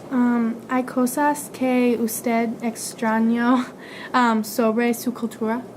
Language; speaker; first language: Spanish; non-native, learner; English